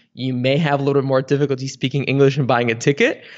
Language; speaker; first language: English; early bilingual, other home language; Bulgarian